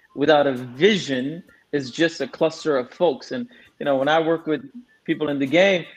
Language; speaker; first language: English; non-native, local second language; Tamil